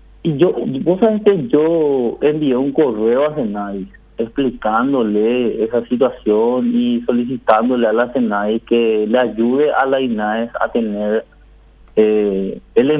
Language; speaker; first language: Spanish; native; Spanish